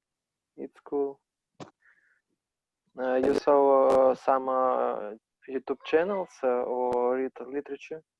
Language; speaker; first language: English; non-native, learner; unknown